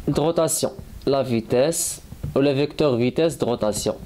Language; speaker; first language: French; non-native, local second language; Arabic